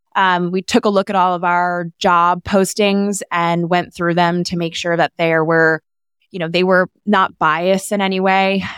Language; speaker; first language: English; native; English